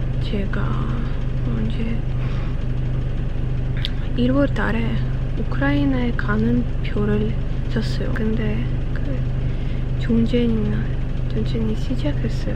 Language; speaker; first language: Korean; non-native, fluent; Ukrainian